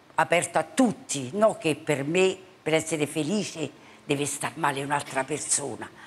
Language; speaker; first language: Italian; native; Italian